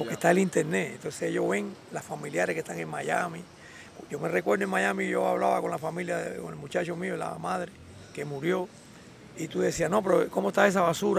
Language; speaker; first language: Spanish; native; Spanish